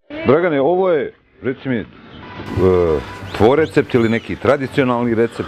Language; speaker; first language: Bosnian; native; Bosnian